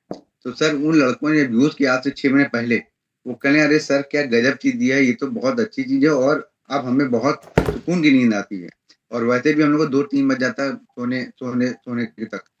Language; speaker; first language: Hindi; native; Hindi